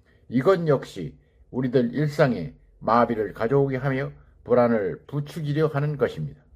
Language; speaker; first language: Korean; native; Korean